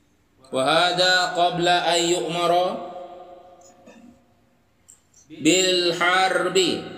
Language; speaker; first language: Arabic; non-native, fluent; Indonesian